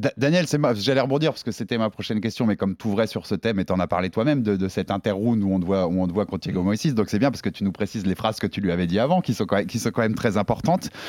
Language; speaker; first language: French; native; French